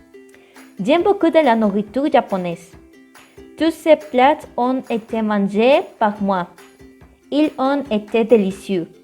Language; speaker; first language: French; non-native, learner; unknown